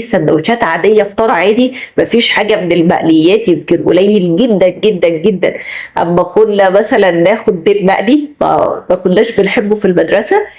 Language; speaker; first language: Arabic; native; Arabic